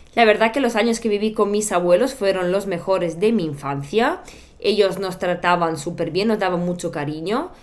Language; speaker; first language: Spanish; non-native, fluent; Bulgarian